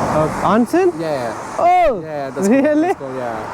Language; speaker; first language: English; non-native, local second language; Telugu